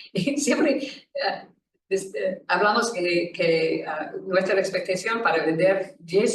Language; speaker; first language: Spanish; non-native, learner; English